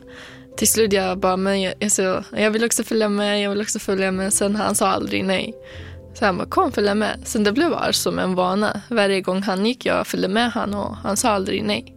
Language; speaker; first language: Swedish; non-native, fluent; Kurdish